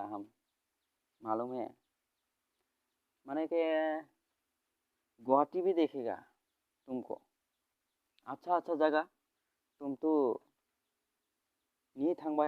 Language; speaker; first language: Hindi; non-native, local second language; Bodo